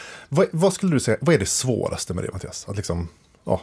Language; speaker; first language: Swedish; native; Swedish